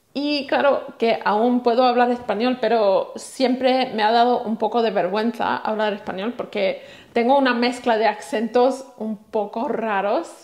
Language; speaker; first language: Spanish; non-native, local second language; Swiss German